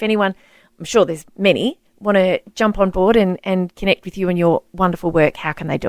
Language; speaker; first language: English; native; English